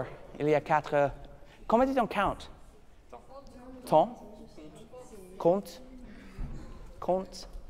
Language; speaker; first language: French; non-native, learner; English